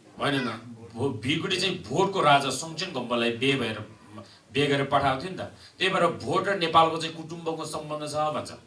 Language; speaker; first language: Nepali; non-native, local second language; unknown